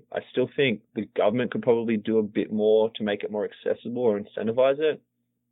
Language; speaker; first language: English; native; English